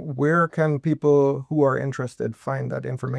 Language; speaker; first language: English; native; English